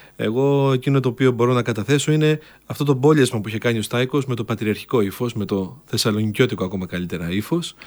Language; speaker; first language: Greek; native; Greek